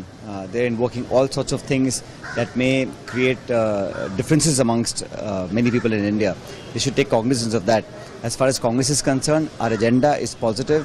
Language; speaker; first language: English; non-native, local second language; Hindi